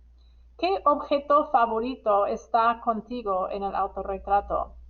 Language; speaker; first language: Spanish; non-native, fluent; English